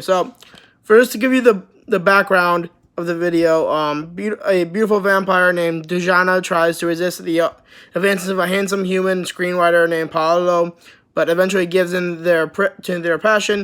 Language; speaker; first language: English; native; English